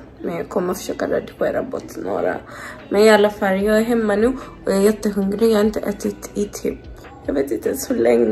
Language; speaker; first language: Swedish; non-native, fluent; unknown